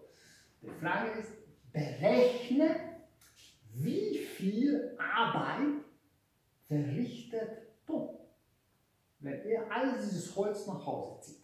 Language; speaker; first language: German; non-native, fluent; Hungarian